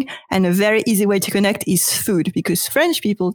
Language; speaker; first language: English; non-native, fluent; French